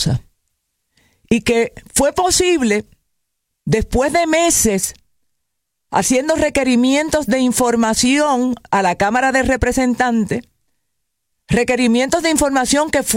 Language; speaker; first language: Spanish; native; Spanish